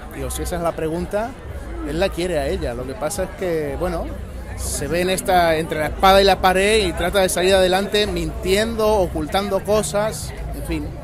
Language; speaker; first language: Spanish; native; Spanish